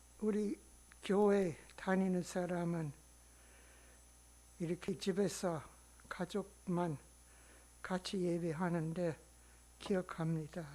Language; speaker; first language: Korean; non-native, learner; English